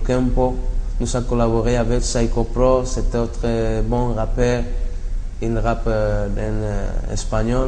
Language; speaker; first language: French; non-native, learner; Spanish